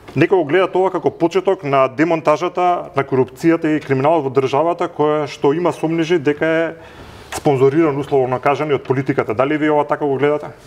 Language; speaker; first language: Macedonian; native; Macedonian